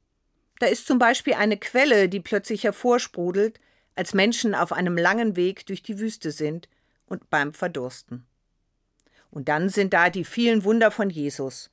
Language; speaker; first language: German; native; German